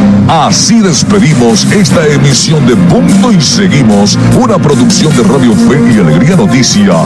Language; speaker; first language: Spanish; native; Spanish